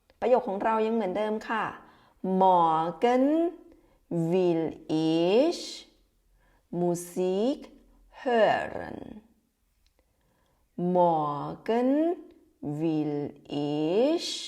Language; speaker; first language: German; non-native, fluent; Thai